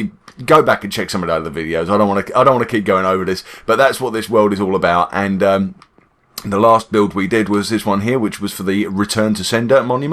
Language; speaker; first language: English; native; English